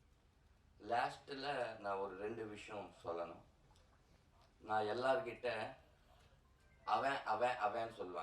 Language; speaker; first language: Tamil; non-native, learner; Telugu